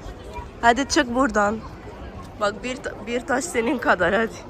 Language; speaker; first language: Turkish; non-native, fluent; Arabic